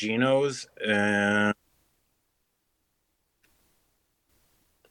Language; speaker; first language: English; native; English